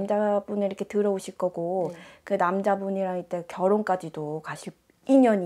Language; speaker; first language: Korean; native; Korean